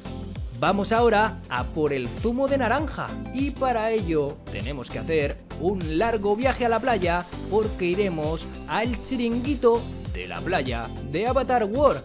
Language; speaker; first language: Spanish; native; Spanish